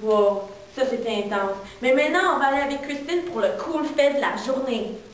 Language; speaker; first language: French; non-native, local second language; English